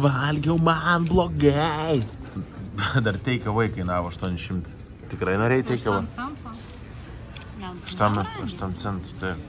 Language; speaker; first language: Lithuanian; native; Lithuanian